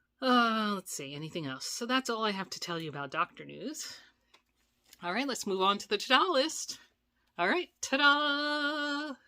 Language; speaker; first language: English; native; English